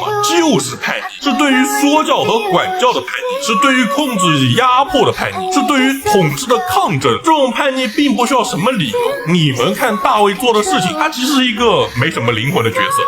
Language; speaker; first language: Chinese; native; Chinese